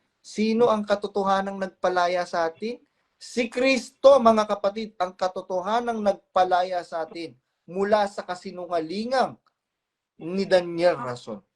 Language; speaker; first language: Filipino; native; Filipino